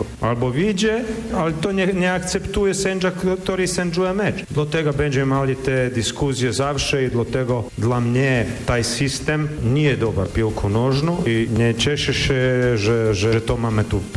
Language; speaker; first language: Polish; non-native, learner; Croatian